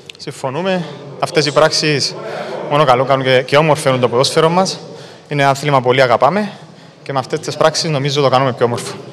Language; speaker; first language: Greek; native; Greek